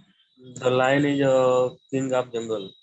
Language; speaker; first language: English; non-native, learner; Hindi